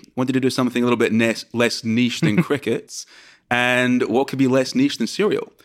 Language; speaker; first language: English; native; English